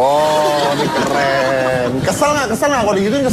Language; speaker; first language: Indonesian; native; Indonesian